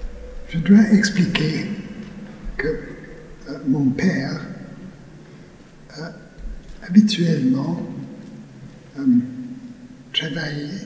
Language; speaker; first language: French; non-native, learner; English